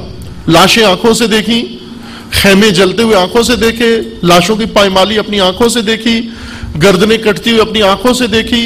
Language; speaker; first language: Urdu; native; Urdu